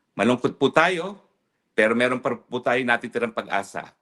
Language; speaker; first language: Filipino; native; Filipino